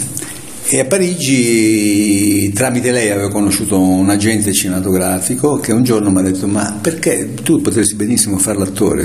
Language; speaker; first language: Italian; native; Italian